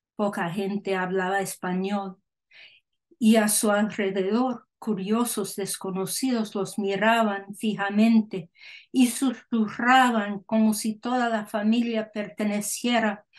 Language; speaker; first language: Spanish; early bilingual, heritage; Spanish